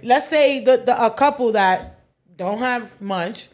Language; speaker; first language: English; early bilingual, other home language; Spanish